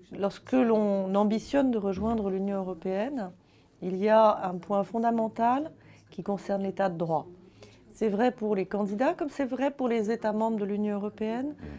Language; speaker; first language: French; native; French